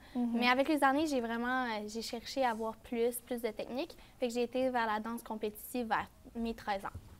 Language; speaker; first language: French; native; French